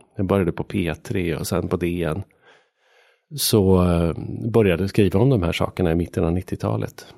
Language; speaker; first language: Swedish; native; Swedish